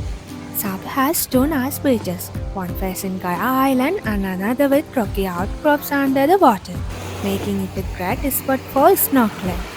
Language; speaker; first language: English; non-native, fluent; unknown